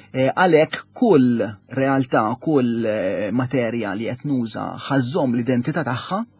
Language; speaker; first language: Maltese; native; Maltese